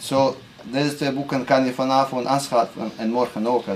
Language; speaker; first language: Dutch; non-native, fluent; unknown